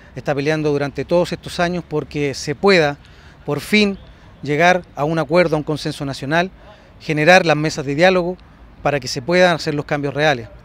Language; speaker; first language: Spanish; native; Spanish